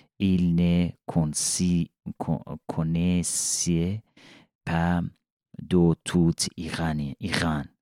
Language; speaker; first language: French; non-native, learner; Persian